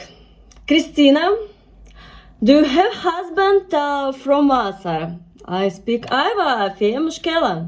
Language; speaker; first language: English; non-native, learner; Russian